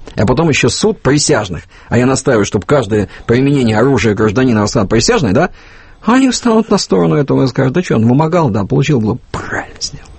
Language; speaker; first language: Russian; native; Russian